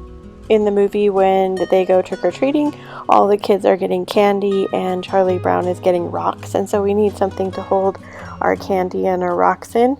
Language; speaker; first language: English; native; English